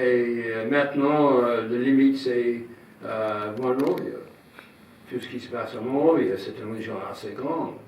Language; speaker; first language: French; non-native, fluent; English